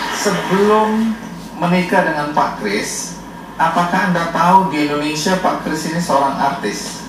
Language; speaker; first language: Indonesian; native; Indonesian